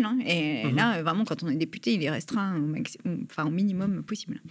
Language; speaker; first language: French; native; French